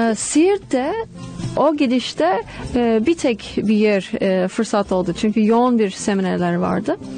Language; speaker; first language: Turkish; non-native, fluent; English